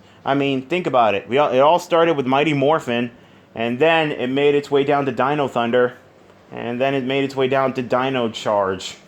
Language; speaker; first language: English; native; English